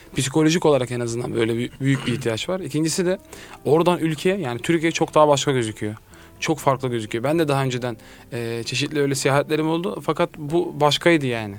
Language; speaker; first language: Turkish; native; Turkish